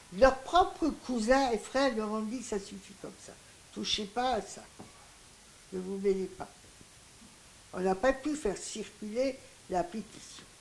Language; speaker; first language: French; non-native, local second language; Greek